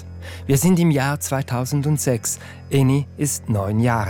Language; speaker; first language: German; native; German